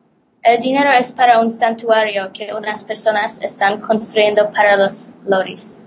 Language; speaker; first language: Spanish; non-native, learner; Polish